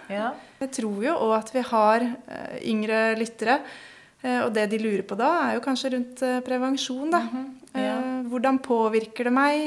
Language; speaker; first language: Norwegian; native; Norwegian